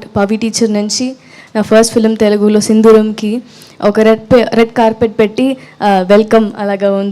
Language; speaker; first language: Telugu; non-native, learner; Tamil